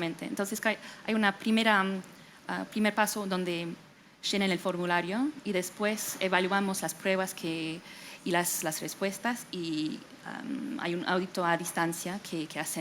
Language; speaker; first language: Spanish; non-native, fluent; English